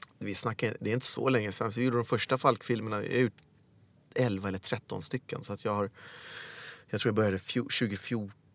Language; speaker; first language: Swedish; early bilingual, other home language; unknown